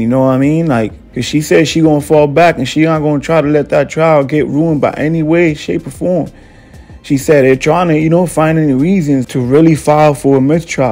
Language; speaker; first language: English; native; English